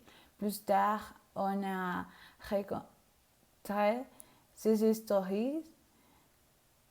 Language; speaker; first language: French; non-native, learner; Spanish